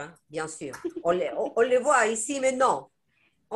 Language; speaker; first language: French; non-native, fluent; Spanish